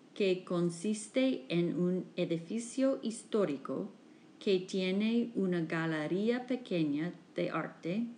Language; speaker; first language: Spanish; non-native, fluent; English